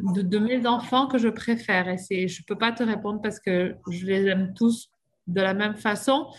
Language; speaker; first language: French; native; French